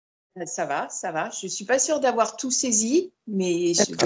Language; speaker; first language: French; native; French